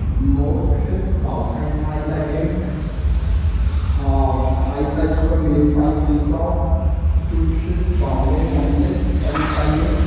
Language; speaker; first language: Vietnamese; non-native, learner; Hindi